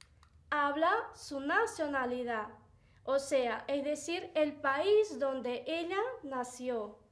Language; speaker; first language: Spanish; non-native, fluent; Portuguese